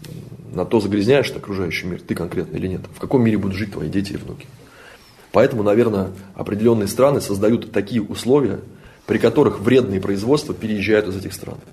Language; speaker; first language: Russian; native; Russian